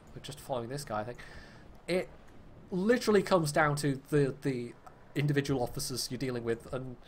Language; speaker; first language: English; native; English